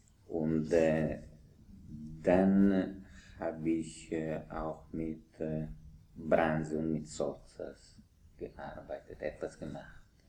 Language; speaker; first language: German; non-native, fluent; Italian